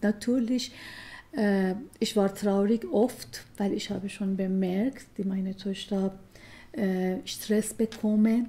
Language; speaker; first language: German; non-native, learner; Persian